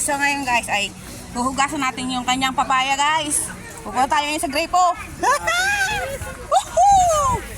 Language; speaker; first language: Filipino; non-native, local second language; Bikol